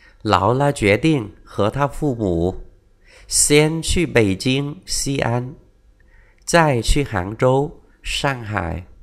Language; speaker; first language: Chinese; non-native, fluent; Vietnamese